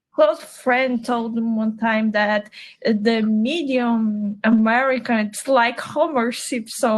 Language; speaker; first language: English; non-native, learner; Portuguese